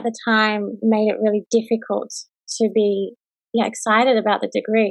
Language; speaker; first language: English; native; English